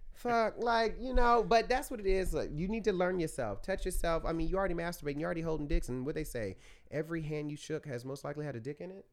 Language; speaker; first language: English; native; English